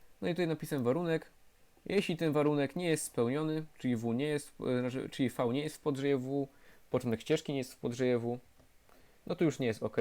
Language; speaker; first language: Polish; native; Polish